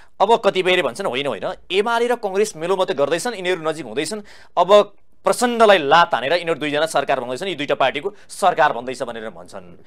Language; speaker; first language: Nepali; native; Nepali